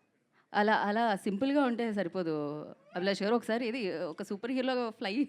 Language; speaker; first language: Telugu; native; Telugu